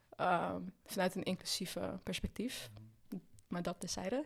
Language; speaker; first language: Dutch; early bilingual, other home language; Arabic